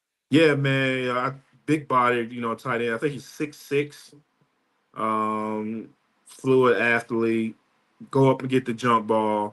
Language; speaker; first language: English; native; English